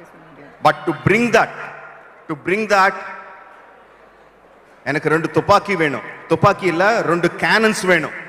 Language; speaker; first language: Tamil; non-native, local second language; Telugu